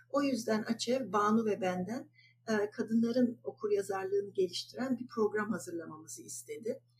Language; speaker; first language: Turkish; native; Turkish